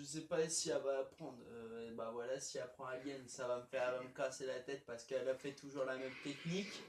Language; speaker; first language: French; native; French